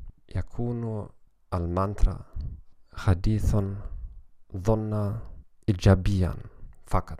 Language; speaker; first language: Arabic; non-native, learner; German